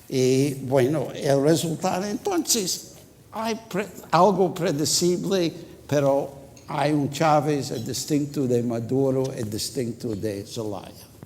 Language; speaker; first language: Spanish; non-native, fluent; English